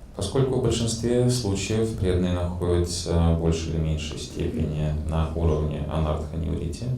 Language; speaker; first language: Russian; native; Russian